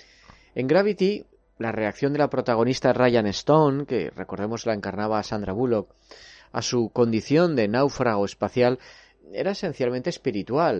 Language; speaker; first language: Spanish; native; Spanish